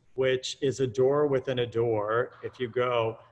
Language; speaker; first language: English; native; English